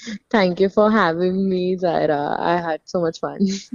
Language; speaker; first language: English; non-native, local second language; Hindi